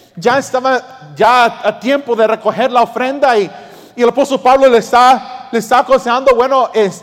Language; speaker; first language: Spanish; early bilingual, heritage; English